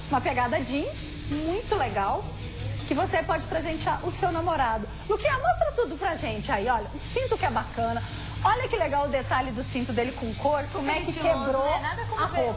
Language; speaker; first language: Portuguese; native; Portuguese